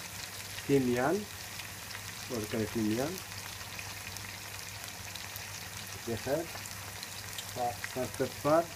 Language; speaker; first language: Swedish; non-native, fluent; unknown